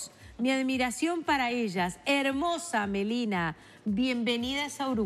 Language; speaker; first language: Spanish; native; Spanish